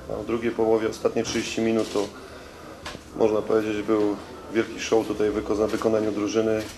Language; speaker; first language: Polish; native; Polish